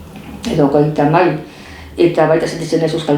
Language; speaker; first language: Basque; non-native, local second language; Spanish